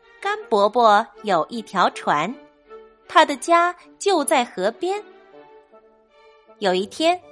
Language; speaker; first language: Chinese; native; Chinese